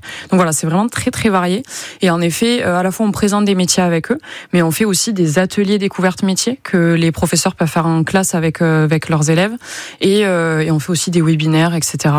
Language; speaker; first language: French; native; French